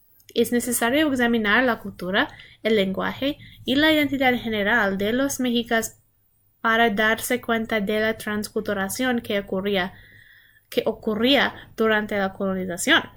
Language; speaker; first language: Spanish; non-native, learner; English